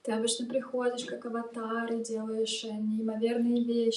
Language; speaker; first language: Russian; native; Russian